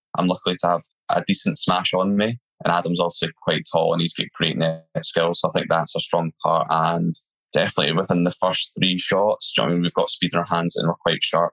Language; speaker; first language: English; native; English